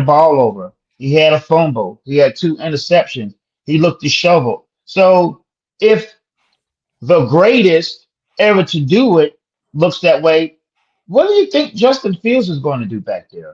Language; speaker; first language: English; native; English